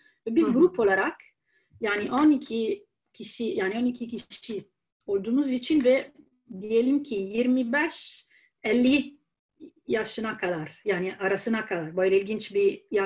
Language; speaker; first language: Turkish; non-native, fluent; Italian